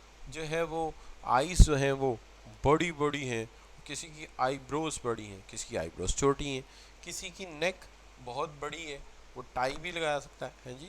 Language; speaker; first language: Urdu; native; Urdu